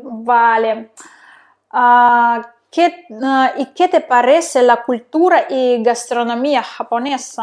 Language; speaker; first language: Spanish; non-native, fluent; Russian